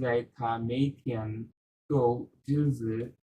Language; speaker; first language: Chinese; non-native, learner; Bangla